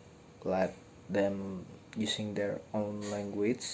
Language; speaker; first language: English; non-native, learner; Indonesian